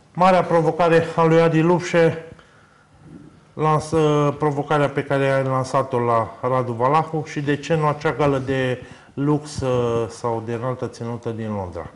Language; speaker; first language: Romanian; native; Romanian